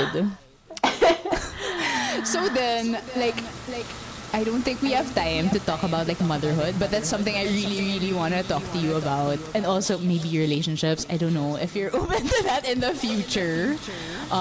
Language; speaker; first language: English; non-native, local second language; Filipino